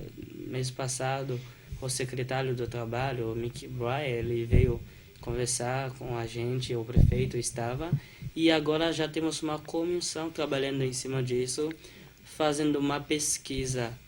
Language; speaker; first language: Portuguese; non-native, fluent; Haitian Creole